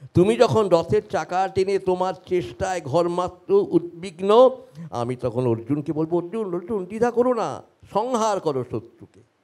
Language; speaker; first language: Bangla; native; Bangla